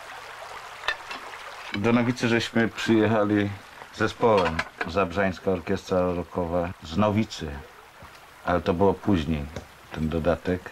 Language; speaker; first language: Polish; native; Polish